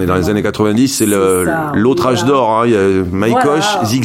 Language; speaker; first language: French; native; French